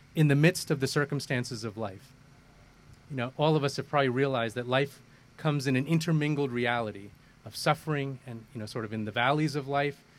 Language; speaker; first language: English; early bilingual, other home language; Malayalam